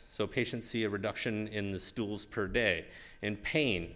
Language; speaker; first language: English; native; English